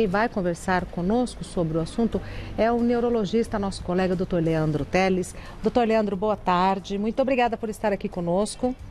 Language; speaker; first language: Portuguese; native; Portuguese